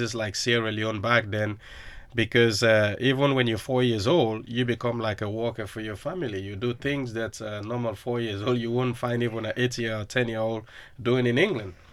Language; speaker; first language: English; non-native, local second language; Krio